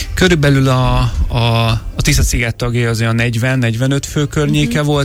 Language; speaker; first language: Hungarian; native; Hungarian